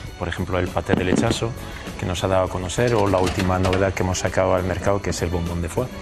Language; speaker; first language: Spanish; early bilingual, heritage; Spanish